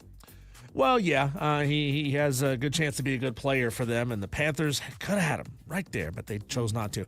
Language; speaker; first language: English; native; English